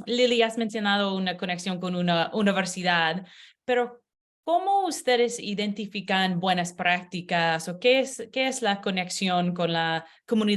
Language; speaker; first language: Spanish; non-native, learner; English